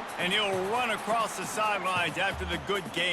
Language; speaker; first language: English; native; English